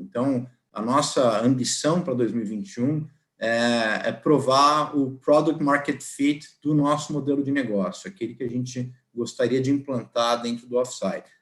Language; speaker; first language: Portuguese; native; Portuguese